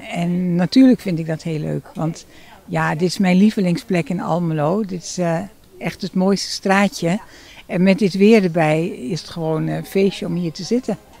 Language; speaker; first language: Dutch; native; Dutch